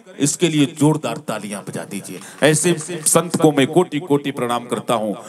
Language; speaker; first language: Hindi; native; Hindi